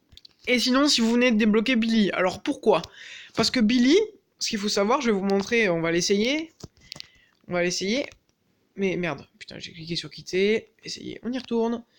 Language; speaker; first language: French; native; French